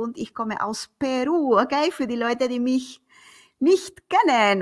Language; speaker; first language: German; non-native, fluent; Spanish